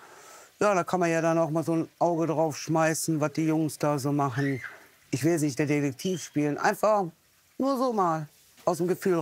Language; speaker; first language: German; native; German